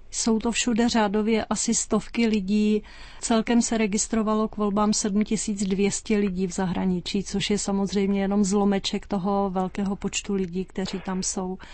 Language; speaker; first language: Czech; native; Czech